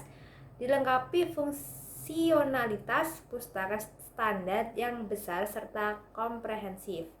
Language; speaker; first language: Indonesian; native; Indonesian